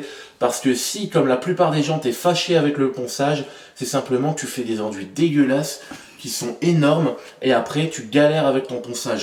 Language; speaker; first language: French; native; French